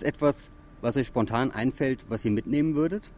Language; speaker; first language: German; native; German